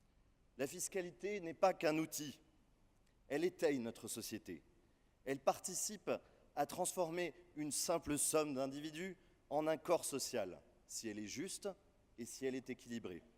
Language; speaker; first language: French; native; French